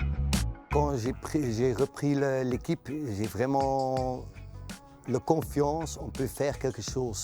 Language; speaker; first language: French; non-native, local second language; Dutch